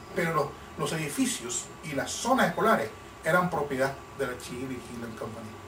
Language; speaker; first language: Spanish; native; Spanish